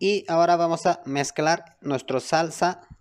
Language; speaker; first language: Spanish; non-native, learner; Turkish